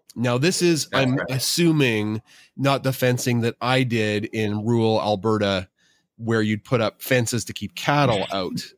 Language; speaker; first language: English; native; English